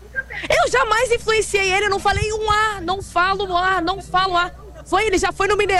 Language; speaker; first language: Portuguese; native; Portuguese